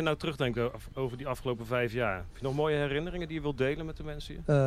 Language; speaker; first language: Dutch; native; Dutch